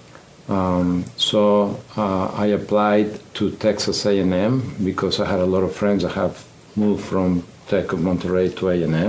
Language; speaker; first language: English; non-native, fluent; Spanish